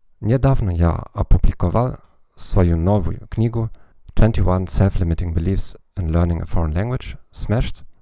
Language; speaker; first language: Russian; non-native, fluent; German